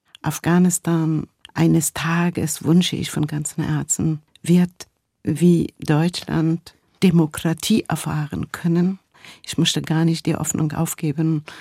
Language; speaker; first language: German; non-native, fluent; Persian